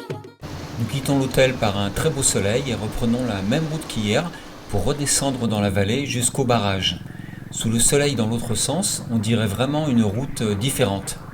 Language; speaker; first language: French; native; French